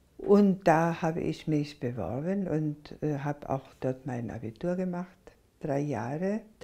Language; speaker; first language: German; non-native, fluent; Spanish